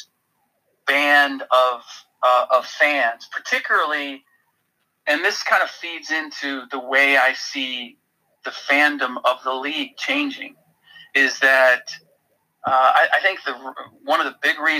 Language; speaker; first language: English; native; English